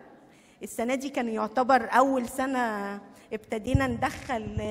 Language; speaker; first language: Arabic; native; Arabic